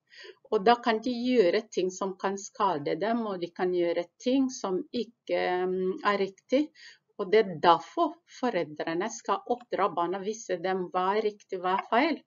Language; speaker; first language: Norwegian; non-native, fluent; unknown